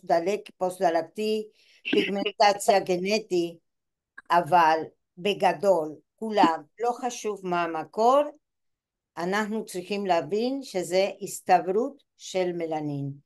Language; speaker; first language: Hebrew; non-native, fluent; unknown